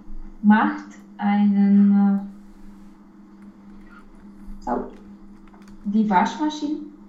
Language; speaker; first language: German; non-native, learner; Romanian